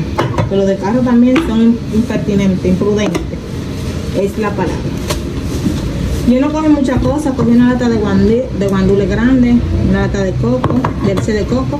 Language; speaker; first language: Spanish; native; Spanish